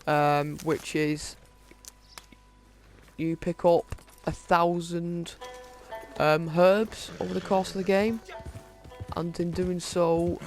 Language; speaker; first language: English; native; English